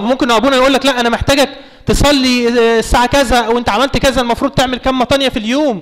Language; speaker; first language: Arabic; native; Arabic